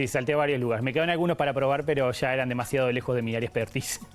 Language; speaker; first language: Spanish; native; Spanish